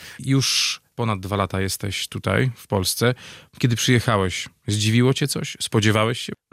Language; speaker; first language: Polish; native; Polish